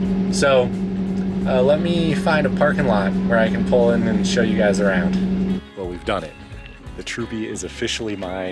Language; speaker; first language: English; native; English